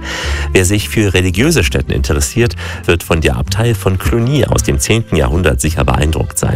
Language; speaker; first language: German; native; German